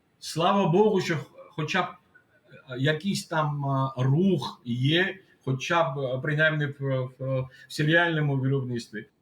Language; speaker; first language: Ukrainian; non-native, fluent; Georgian